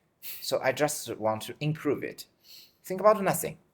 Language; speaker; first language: English; non-native, fluent; Chinese